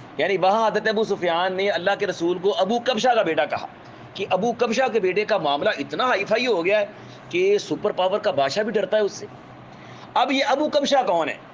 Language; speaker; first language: Urdu; non-native, local second language; Punjabi